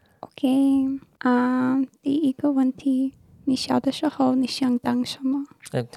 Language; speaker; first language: Chinese; non-native, learner; English